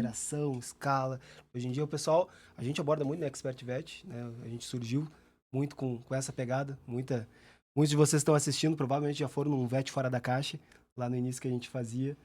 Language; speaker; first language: Portuguese; native; Portuguese